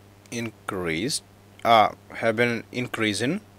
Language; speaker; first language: English; non-native, learner; Russian